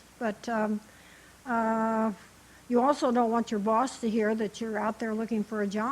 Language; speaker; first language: English; native; English